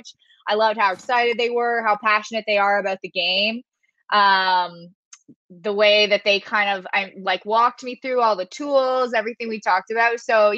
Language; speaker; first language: English; native; English